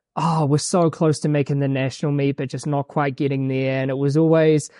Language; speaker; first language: English; native; English